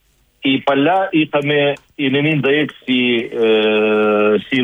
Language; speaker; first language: Greek; non-native, learner; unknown